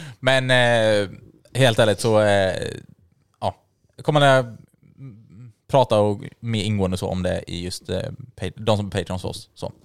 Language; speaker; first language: Swedish; native; Swedish